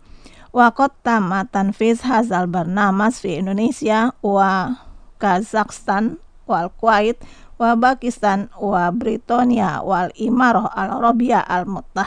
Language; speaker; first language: Arabic; non-native, fluent; Indonesian